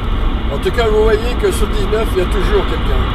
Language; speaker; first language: French; native; French